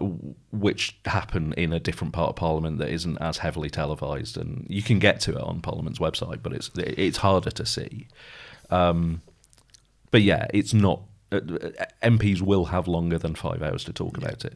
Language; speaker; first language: English; native; English